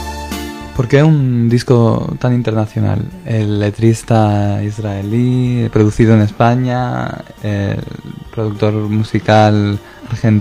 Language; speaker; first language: Spanish; native; Spanish